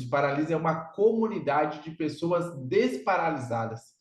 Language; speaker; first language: Portuguese; native; Portuguese